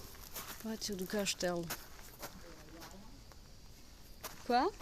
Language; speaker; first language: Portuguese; non-native, learner; French